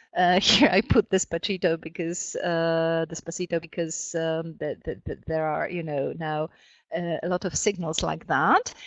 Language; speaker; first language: English; non-native, fluent; Polish